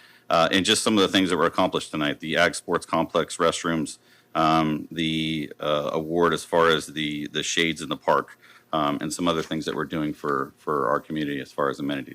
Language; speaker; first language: English; native; English